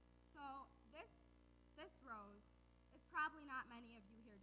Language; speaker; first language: English; native; English